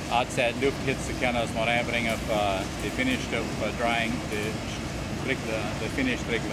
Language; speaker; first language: English; early bilingual, other home language; Pennsylvania German